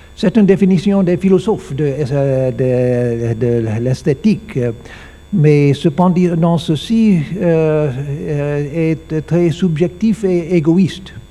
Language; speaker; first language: French; non-native, learner; English